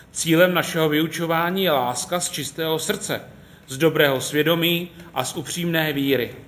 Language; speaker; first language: Czech; native; Czech